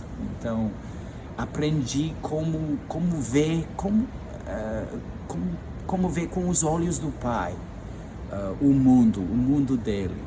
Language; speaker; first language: Portuguese; non-native, fluent; English